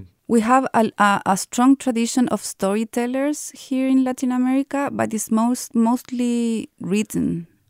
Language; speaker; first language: English; non-native, fluent; Spanish